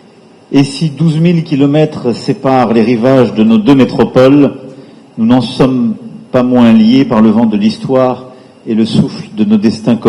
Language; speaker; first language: French; native; French